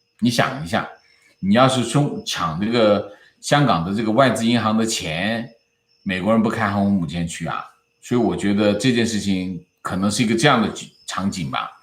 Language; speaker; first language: Chinese; native; Chinese